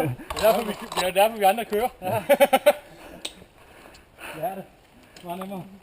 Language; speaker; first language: Danish; native; Danish